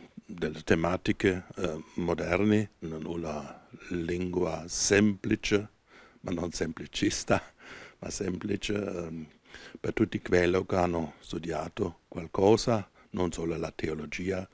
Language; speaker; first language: Italian; non-native, fluent; German